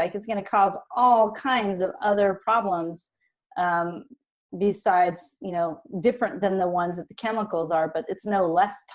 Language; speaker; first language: English; native; English